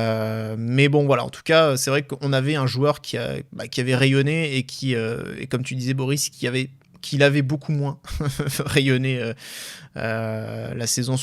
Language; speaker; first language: French; native; French